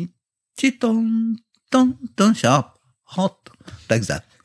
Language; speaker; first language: English; non-native, learner; Japanese